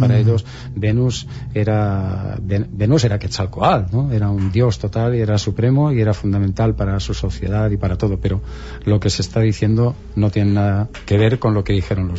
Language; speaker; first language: Spanish; native; Spanish